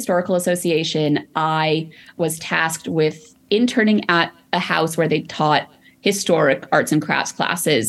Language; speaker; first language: English; native; English